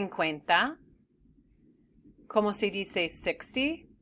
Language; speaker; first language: Spanish; non-native, fluent; English